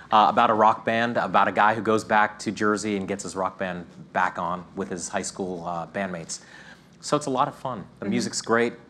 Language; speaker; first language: English; native; English